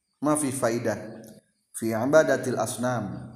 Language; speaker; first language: Arabic; non-native, fluent; Indonesian